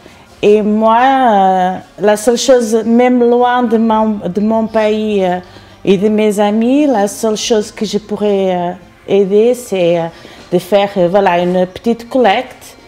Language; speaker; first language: French; non-native, fluent; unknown